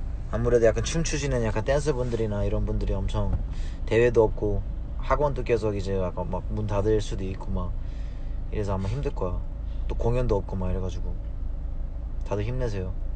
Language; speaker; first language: Korean; early bilingual, heritage; Korean